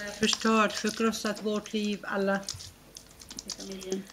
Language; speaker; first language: Swedish; non-native, fluent; Arabic